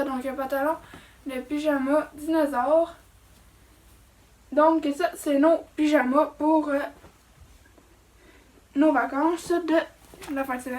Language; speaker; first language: French; native; French